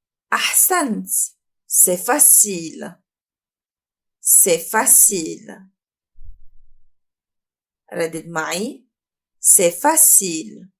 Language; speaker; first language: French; non-native, fluent; Arabic